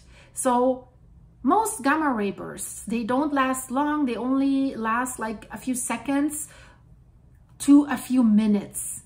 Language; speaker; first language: English; non-native, fluent; German